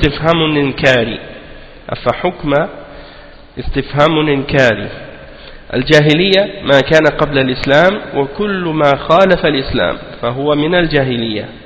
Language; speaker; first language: Arabic; non-native, fluent; French